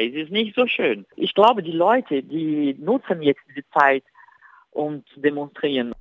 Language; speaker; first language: German; non-native, fluent; Portuguese